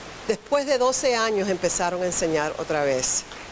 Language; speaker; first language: Spanish; early bilingual, heritage; Spanish